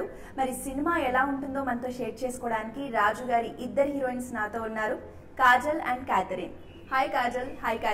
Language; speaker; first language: Telugu; native; Telugu